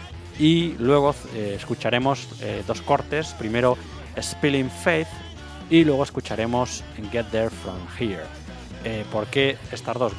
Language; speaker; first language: Spanish; native; Spanish